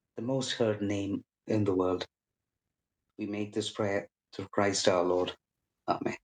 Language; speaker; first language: English; non-native, local second language; Malayalam